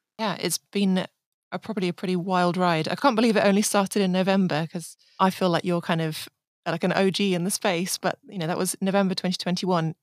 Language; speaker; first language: English; native; English